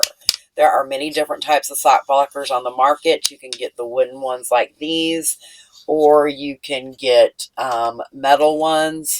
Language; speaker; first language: English; native; English